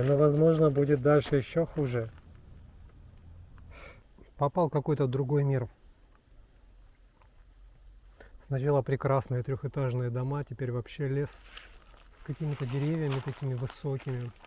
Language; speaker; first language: Russian; native; Russian